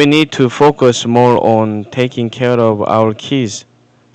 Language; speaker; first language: English; non-native, fluent; Korean